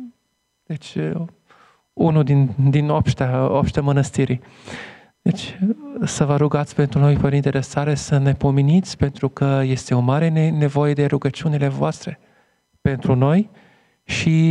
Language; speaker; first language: Romanian; non-native, fluent; Arabic